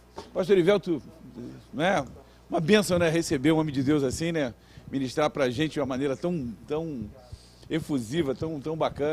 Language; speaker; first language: Portuguese; native; Portuguese